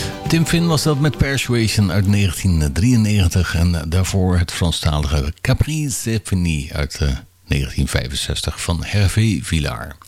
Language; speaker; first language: Dutch; native; Dutch